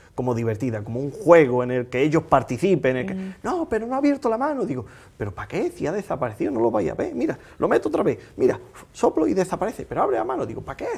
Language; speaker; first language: Spanish; native; Spanish